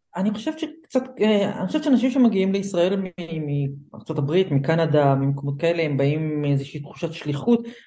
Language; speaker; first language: Hebrew; native; Hebrew